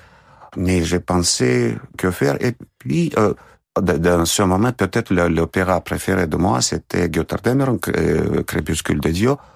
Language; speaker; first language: French; non-native, fluent; Russian